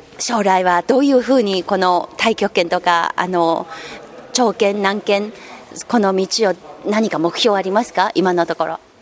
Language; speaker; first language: Japanese; non-native, fluent; Chinese